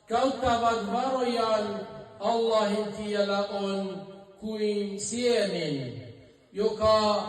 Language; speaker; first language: Finnish; non-native, fluent; Arabic